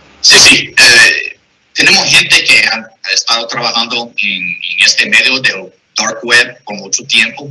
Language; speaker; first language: Spanish; non-native, fluent; English